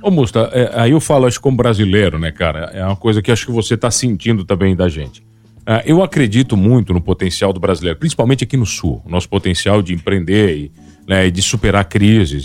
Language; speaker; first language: Portuguese; native; Portuguese